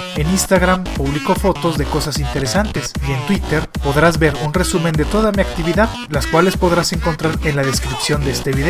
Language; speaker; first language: Spanish; native; Spanish